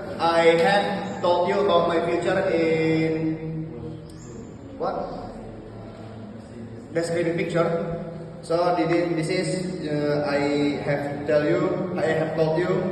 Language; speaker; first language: English; non-native, learner; Indonesian